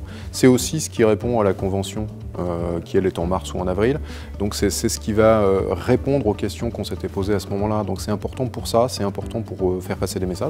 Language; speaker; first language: French; native; French